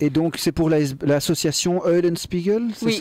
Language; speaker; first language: French; native; French